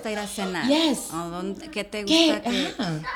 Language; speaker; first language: Spanish; early bilingual, heritage; Spanish